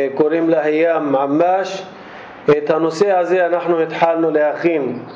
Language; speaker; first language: Hebrew; non-native, local second language; Arabic